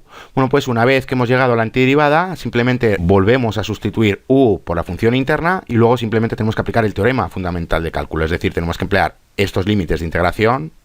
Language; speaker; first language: Spanish; native; Spanish